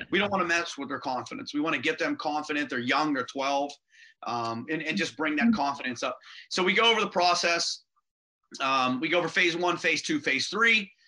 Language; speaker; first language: English; native; English